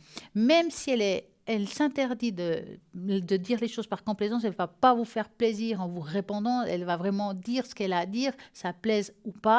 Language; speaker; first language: French; native; French